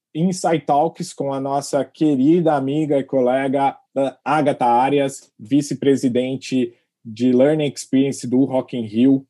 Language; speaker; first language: Portuguese; native; Portuguese